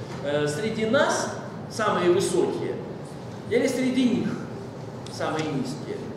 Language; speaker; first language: Russian; native; Russian